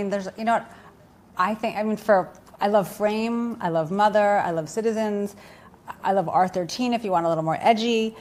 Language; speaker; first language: English; native; English